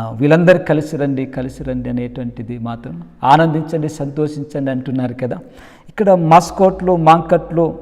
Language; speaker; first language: Telugu; non-native, local second language; Koya